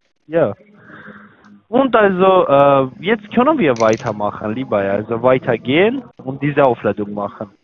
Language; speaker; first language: German; non-native, learner; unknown